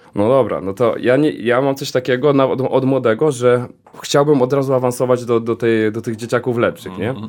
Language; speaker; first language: Polish; early bilingual, heritage; Polish